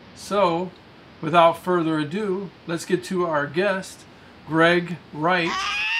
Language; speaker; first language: English; native; English